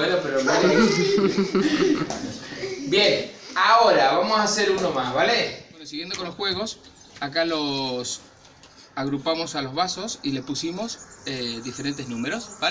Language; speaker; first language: Spanish; native; Spanish